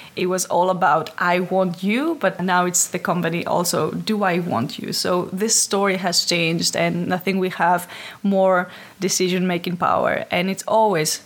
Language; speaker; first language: English; non-native, fluent; Greek